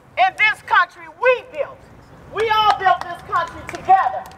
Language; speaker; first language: English; native; English